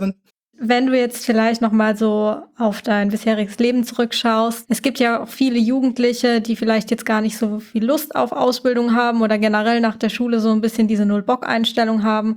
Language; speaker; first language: German; native; German